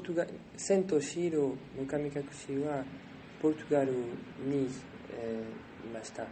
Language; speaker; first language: Japanese; non-native, learner; French